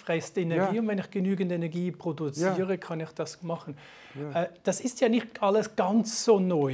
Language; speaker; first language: German; native; German